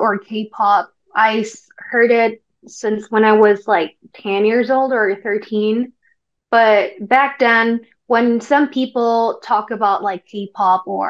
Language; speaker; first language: English; non-native, fluent; Korean